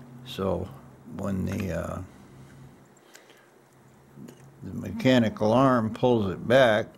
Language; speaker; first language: English; native; English